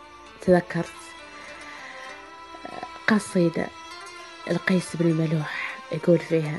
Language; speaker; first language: Arabic; native; Arabic